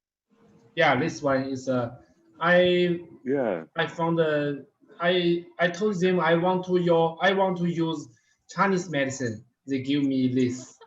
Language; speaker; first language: English; non-native, learner; Chinese